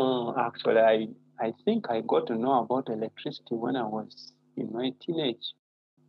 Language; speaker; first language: English; non-native, local second language; Acoli